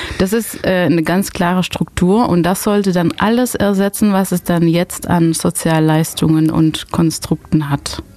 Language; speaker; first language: German; non-native, fluent; Dutch